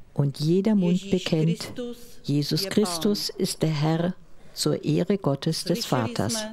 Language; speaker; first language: German; native; German